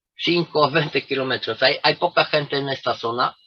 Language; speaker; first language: Spanish; non-native, fluent; Romanian